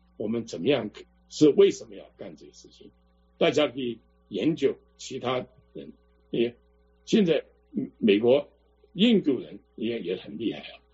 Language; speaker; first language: Chinese; non-native, local second language; Cantonese